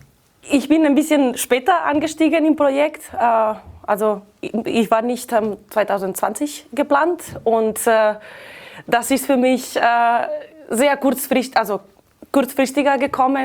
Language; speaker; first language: German; non-native, fluent; Catalan